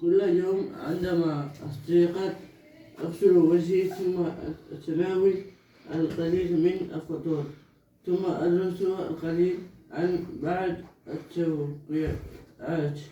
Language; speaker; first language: Arabic; early bilingual, heritage; Arabic